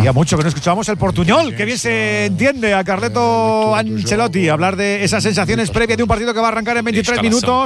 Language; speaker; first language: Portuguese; non-native, learner; Spanish